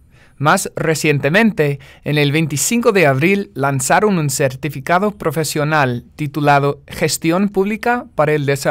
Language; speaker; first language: Spanish; non-native, fluent; English